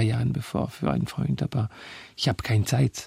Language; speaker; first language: German; non-native, fluent; French